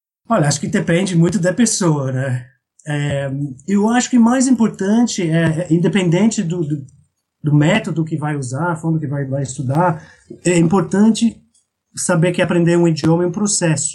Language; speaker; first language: Portuguese; non-native, fluent; English